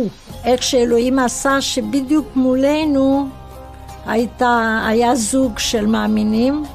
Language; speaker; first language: Hebrew; non-native, fluent; Romanian